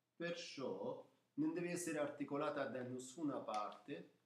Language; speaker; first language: Italian; non-native, fluent; Arabic